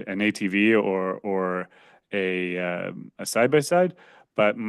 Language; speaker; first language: English; native; English